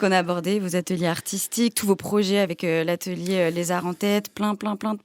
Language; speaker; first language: French; native; French